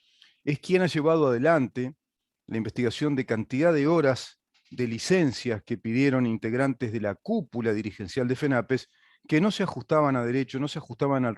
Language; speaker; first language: Spanish; native; Spanish